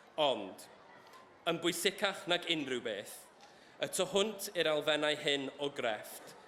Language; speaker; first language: Welsh; native; Welsh